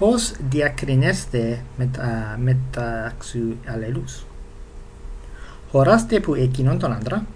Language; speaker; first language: Greek; non-native, fluent; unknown